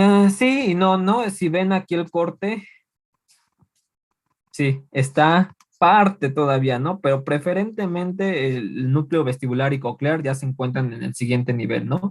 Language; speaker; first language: Spanish; native; Spanish